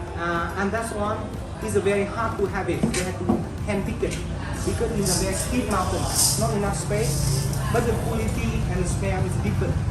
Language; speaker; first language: English; non-native, fluent; Vietnamese